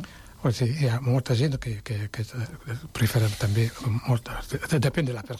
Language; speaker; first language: Catalan; non-native, fluent; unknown